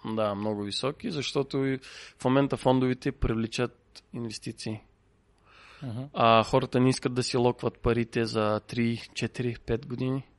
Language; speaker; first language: Bulgarian; non-native, fluent; Russian